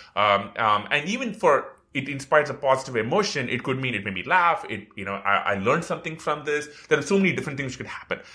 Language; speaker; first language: English; non-native, local second language; Tamil